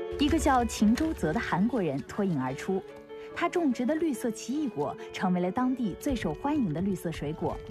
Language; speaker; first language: Chinese; native; Chinese